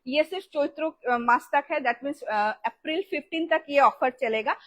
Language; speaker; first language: Hindi; non-native, local second language; Bangla